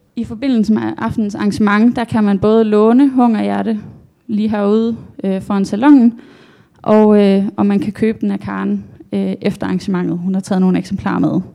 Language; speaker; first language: Danish; native; Danish